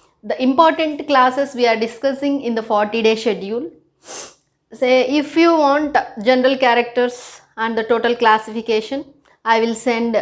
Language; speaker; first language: English; non-native, local second language; Telugu